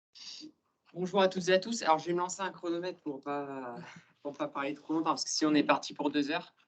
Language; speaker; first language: French; native; French